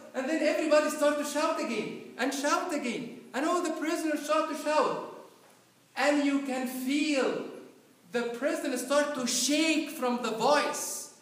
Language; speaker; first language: English; non-native, fluent; Arabic